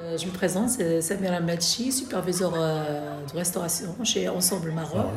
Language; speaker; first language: French; non-native, local second language; Arabic